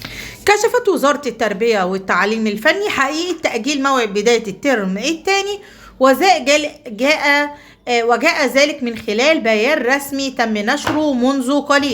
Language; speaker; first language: Arabic; native; Arabic